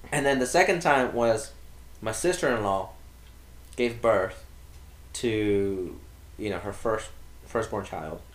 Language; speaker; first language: English; early bilingual, other home language; Spanish